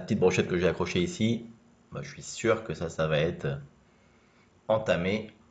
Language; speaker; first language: French; native; French